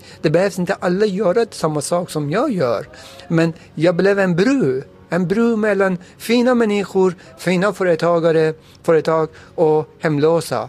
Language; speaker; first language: Swedish; non-native, fluent; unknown